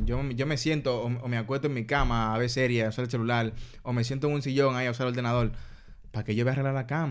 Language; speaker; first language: Spanish; native; Spanish